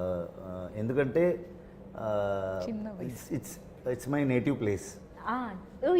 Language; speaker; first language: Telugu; non-native, learner; Kannada